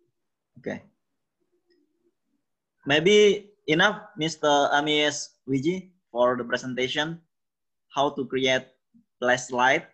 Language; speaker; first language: English; non-native, learner; Indonesian